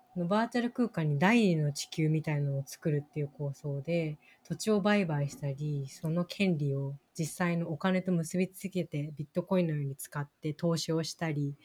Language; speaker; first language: Japanese; native; Japanese